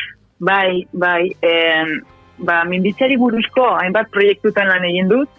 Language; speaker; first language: Basque; non-native, local second language; Spanish